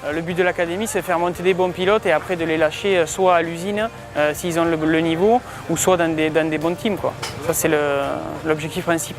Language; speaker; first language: French; native; French